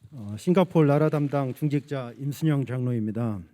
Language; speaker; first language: Korean; native; Korean